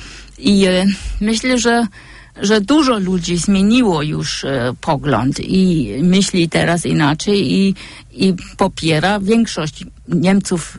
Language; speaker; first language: Polish; non-native, fluent; German